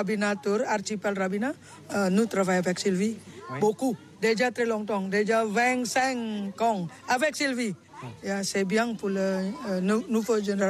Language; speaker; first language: French; non-native, learner; Balinese